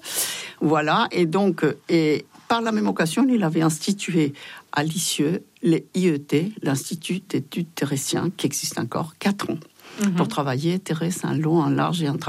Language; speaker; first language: French; non-native, fluent; Spanish